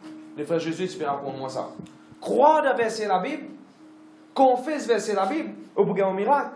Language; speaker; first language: French; non-native, local second language; Morisyen